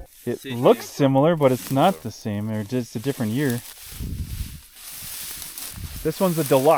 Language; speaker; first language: English; native; English